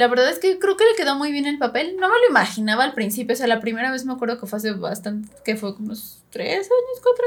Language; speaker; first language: Spanish; native; Spanish